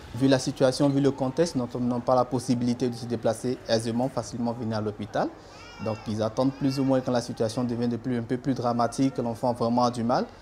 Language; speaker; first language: French; non-native, local second language; Sango